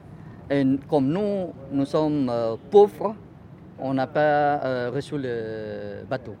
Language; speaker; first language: French; non-native, learner; Indonesian